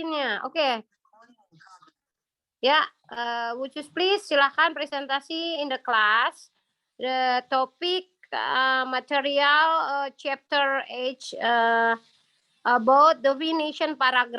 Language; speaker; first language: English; non-native, learner; Indonesian